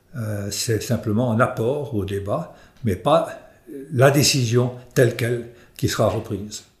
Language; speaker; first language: French; native; French